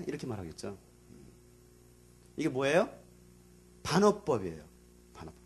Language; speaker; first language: Korean; native; Korean